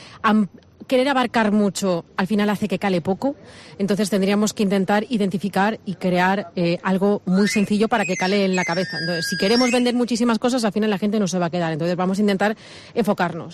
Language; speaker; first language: Spanish; native; Spanish